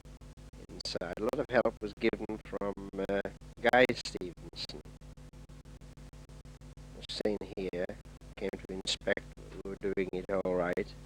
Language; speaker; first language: English; native; English